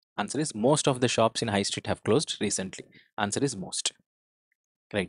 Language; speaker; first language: English; non-native, local second language; Telugu